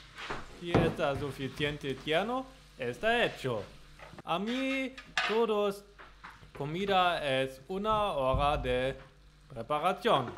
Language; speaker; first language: Spanish; non-native, learner; German